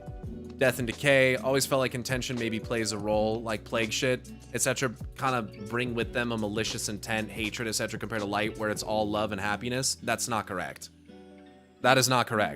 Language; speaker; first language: English; native; English